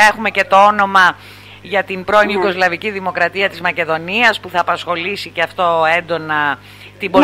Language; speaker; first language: Greek; native; Greek